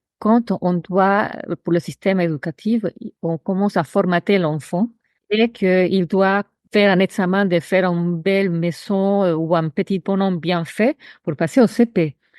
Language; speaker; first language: French; non-native, fluent; Spanish